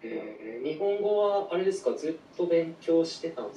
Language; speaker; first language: Japanese; native; Japanese